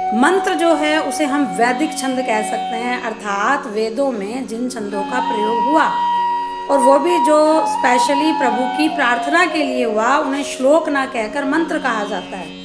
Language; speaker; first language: Hindi; native; Hindi